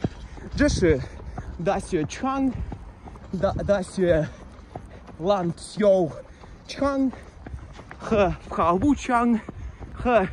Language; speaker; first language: Chinese; non-native, learner; Russian